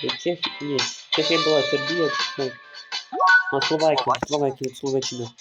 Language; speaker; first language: Russian; non-native, local second language; Ukrainian